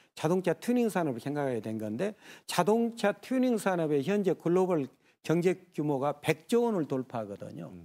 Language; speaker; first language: Korean; native; Korean